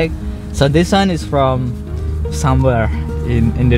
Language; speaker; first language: English; non-native, learner; Javanese